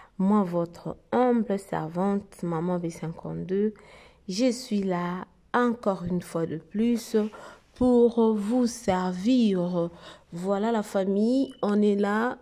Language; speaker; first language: French; non-native, local second language; Lingala